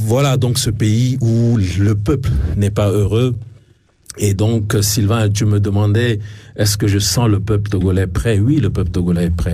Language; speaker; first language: French; non-native, local second language; Ewe